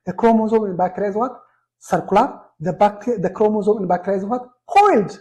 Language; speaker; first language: English; non-native, local second language; Amharic